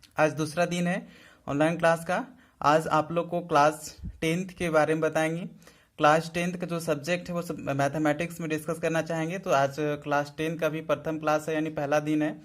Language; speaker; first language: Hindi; native; Hindi